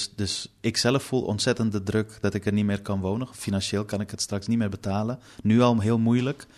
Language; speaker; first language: Dutch; early bilingual, other home language; Persian